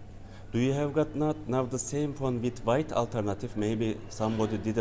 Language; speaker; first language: English; non-native, learner; Turkish